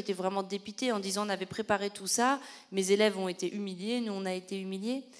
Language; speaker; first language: French; native; French